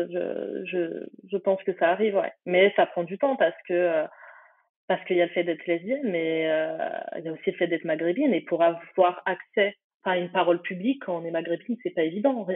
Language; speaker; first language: French; early bilingual, other home language; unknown